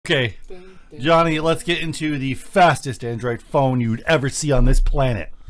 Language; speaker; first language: English; native; English